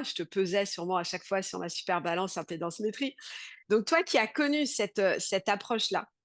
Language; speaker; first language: French; native; French